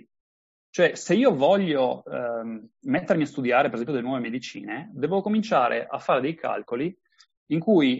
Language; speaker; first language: Italian; native; Italian